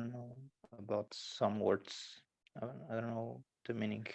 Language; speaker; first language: English; non-native, learner; Spanish